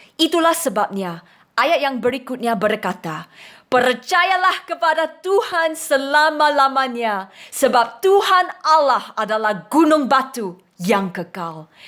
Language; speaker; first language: Indonesian; non-native, fluent; English